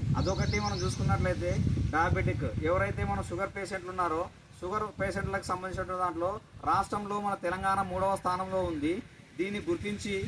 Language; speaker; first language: Telugu; native; Telugu